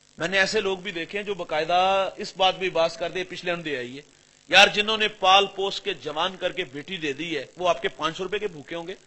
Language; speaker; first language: Urdu; non-native, local second language; Punjabi